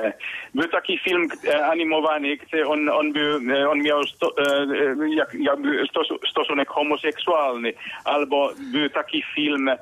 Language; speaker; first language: Polish; non-native, fluent; Finnish